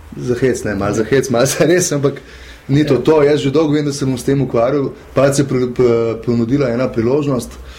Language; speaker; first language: Slovenian; native; Slovenian